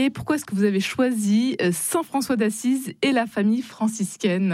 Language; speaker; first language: French; native; French